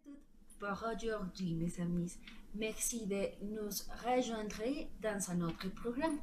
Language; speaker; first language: French; non-native, learner; Spanish